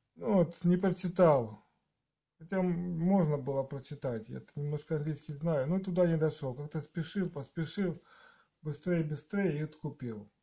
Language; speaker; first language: Ukrainian; non-native, local second language; Russian